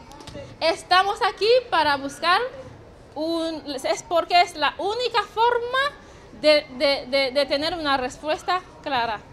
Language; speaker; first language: Spanish; non-native, learner; Haitian Creole